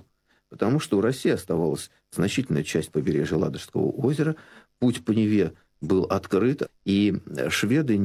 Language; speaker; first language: Russian; native; Russian